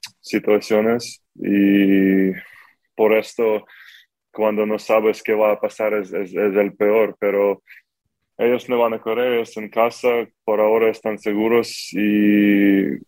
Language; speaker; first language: Spanish; non-native, fluent; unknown